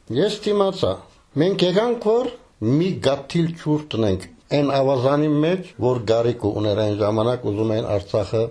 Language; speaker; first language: Armenian; early bilingual, heritage; Armenian